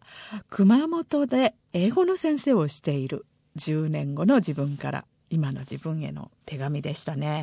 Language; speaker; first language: Japanese; native; Japanese